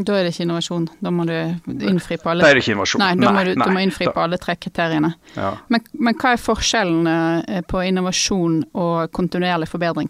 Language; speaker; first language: Norwegian; native; Norwegian